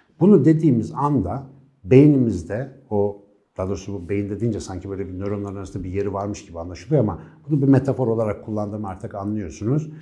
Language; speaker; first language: Turkish; native; Turkish